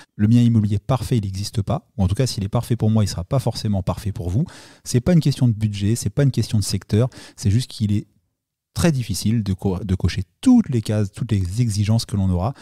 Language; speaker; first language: French; native; French